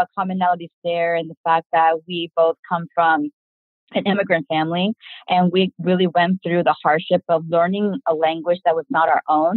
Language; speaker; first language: English; early bilingual, other home language; Korean